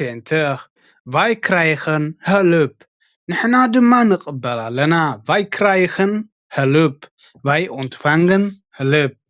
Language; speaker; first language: Dutch; non-native, fluent; Tigrinya